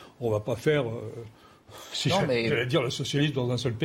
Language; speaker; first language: French; native; French